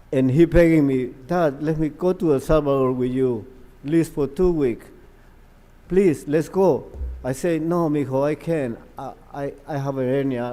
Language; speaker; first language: English; non-native, learner; Spanish